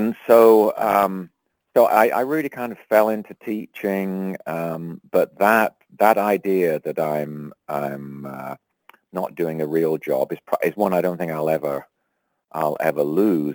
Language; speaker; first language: English; native; English